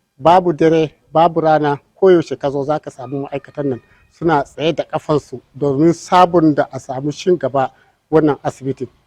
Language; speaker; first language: Hausa; native; Hausa